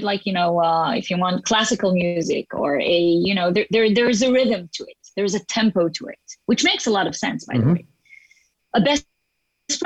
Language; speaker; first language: English; non-native, fluent; Hebrew